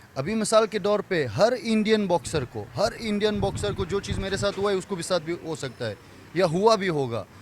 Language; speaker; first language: Hindi; non-native, fluent; Persian